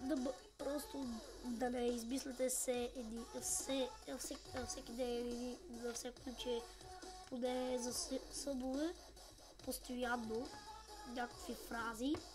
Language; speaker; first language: Bulgarian; non-native, local second language; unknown